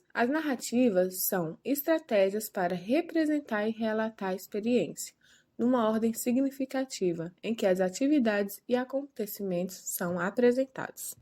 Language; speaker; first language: Portuguese; native; Portuguese